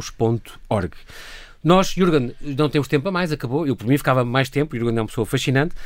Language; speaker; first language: Portuguese; native; Portuguese